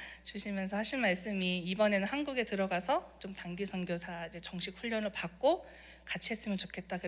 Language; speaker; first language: Korean; native; Korean